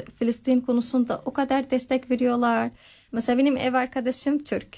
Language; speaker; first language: Turkish; non-native, learner; Arabic